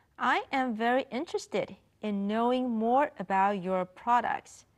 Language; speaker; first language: English; non-native, fluent; Chinese